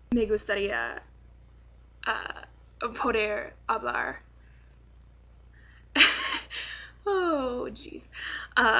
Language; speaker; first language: Spanish; non-native, learner; English